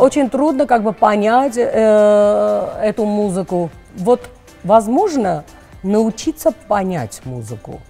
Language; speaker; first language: Russian; non-native, local second language; Armenian